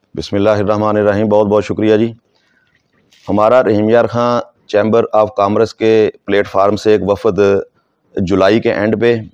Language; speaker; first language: Urdu; non-native, local second language; Saraiki